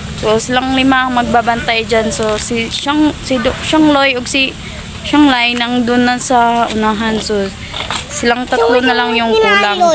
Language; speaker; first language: Filipino; non-native, local second language; Cebuano